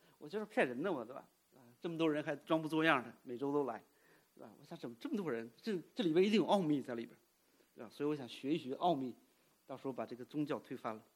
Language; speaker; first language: Chinese; early bilingual, heritage; Cantonese